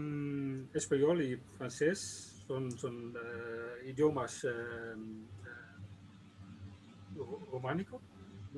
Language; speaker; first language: Spanish; non-native, learner; Dutch